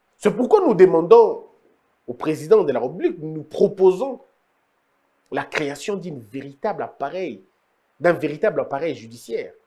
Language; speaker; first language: French; non-native, local second language; Lingala